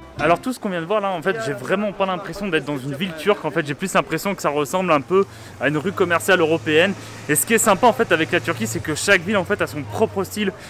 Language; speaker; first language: French; native; French